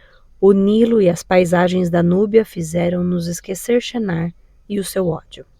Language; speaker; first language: Portuguese; native; Portuguese